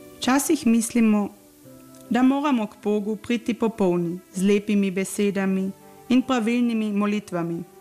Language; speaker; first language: Slovenian; native; Slovenian